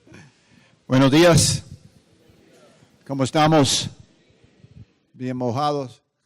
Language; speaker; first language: Spanish; non-native, fluent; English